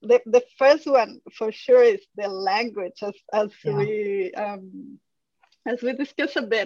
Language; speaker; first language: English; non-native, fluent; Spanish